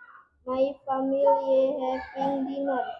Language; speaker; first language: English; non-native, learner; Indonesian